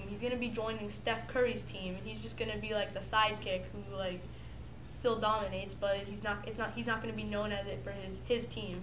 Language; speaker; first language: English; native; English